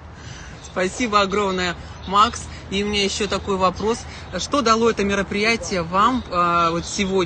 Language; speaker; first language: Russian; native; Russian